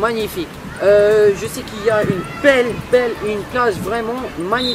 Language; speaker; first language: French; non-native, learner; English